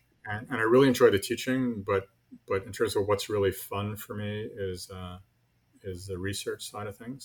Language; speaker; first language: English; native; English